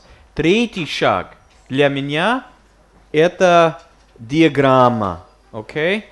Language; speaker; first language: Russian; non-native, fluent; English